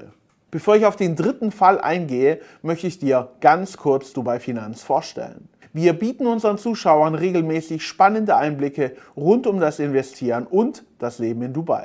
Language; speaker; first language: German; native; German